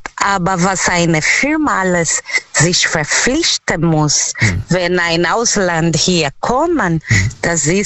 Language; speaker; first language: German; non-native, fluent; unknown